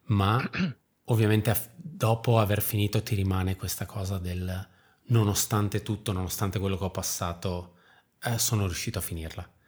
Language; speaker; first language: Italian; native; Italian